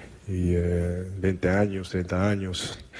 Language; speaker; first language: Spanish; non-native, learner; English